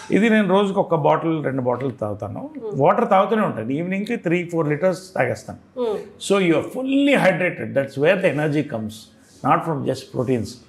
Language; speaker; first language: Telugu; native; Telugu